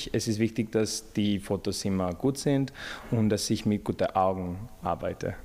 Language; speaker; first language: German; non-native, fluent; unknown